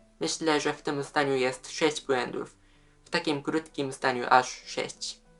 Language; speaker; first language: Polish; non-native, fluent; Japanese